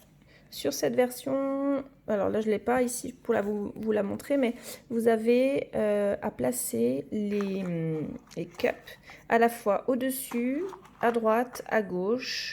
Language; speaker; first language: French; native; French